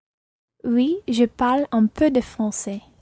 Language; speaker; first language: French; non-native, learner; English